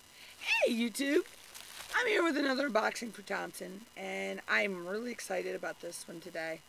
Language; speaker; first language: English; native; English